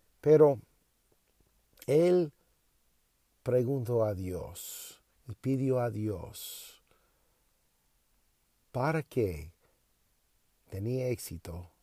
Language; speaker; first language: Spanish; non-native, learner; English